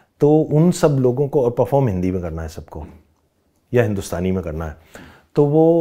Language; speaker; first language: Hindi; non-native, local second language; Rajasthani